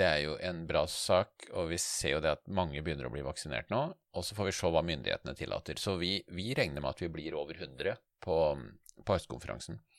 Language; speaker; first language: Norwegian; native; Norwegian